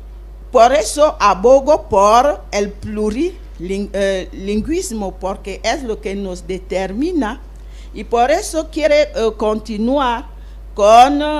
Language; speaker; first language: Spanish; non-native, fluent; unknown